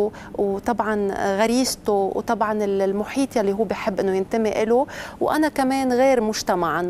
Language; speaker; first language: Arabic; native; Arabic